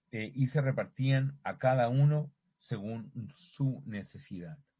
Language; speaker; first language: Spanish; native; Spanish